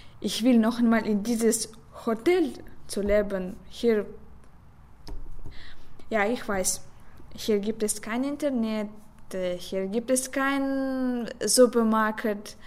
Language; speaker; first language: German; non-native, learner; Russian